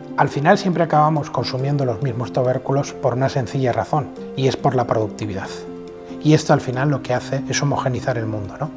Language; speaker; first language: Spanish; native; Spanish